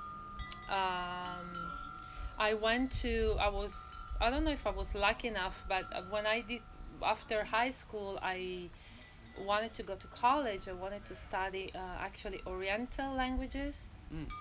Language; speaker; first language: English; non-native, fluent; Italian